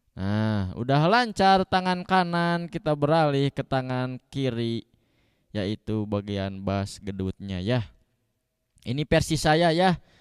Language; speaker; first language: Indonesian; non-native, local second language; Sundanese